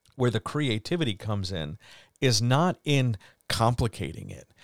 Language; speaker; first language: English; native; English